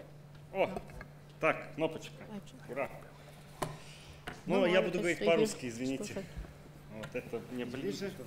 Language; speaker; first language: Russian; native; Russian